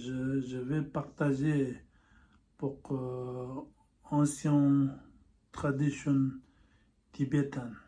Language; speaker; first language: French; non-native, learner; Tibetan